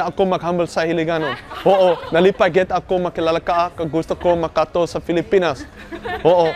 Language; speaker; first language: Filipino; non-native, learner; Dutch